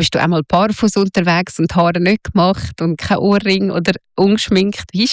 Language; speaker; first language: German; native; German